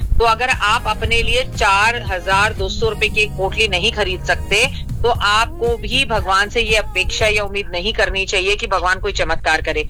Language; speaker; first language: Hindi; native; Hindi